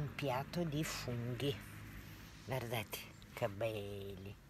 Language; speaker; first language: Italian; non-native, fluent; Russian